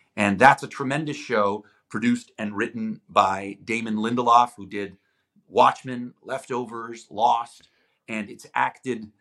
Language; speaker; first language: English; non-native, fluent; Greek